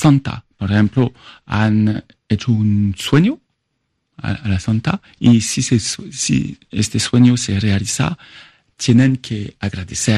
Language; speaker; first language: Spanish; non-native, fluent; French